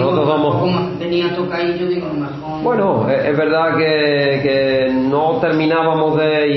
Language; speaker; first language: Spanish; native; Spanish